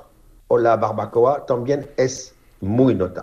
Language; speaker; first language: Spanish; non-native, fluent; French